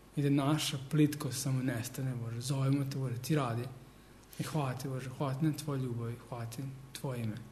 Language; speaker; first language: Serbian; early bilingual, heritage; Serbian